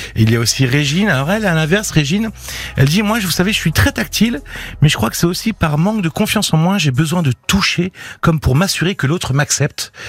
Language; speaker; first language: French; native; French